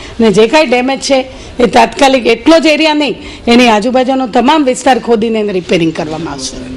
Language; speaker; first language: Gujarati; native; Gujarati